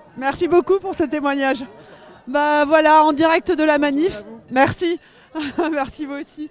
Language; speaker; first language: French; native; French